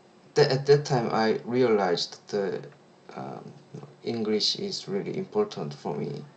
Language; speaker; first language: English; non-native, learner; Korean